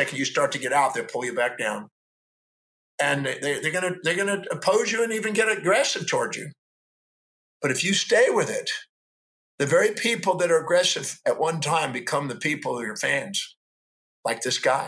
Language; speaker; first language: English; native; English